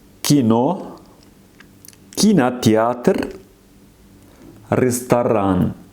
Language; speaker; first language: Russian; non-native, fluent; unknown